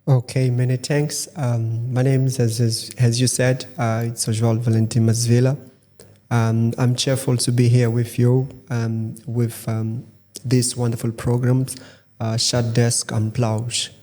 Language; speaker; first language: English; non-native, fluent; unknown